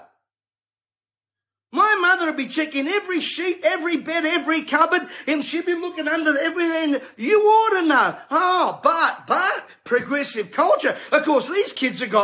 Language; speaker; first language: English; native; English